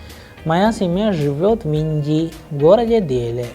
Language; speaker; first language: Russian; non-native, fluent; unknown